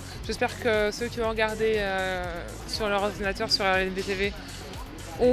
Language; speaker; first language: French; native; French